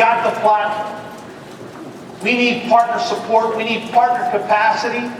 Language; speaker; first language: English; native; English